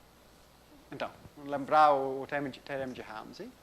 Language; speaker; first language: Portuguese; non-native, fluent; English